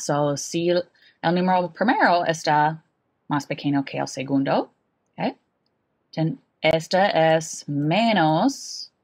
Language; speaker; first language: Spanish; non-native, fluent; English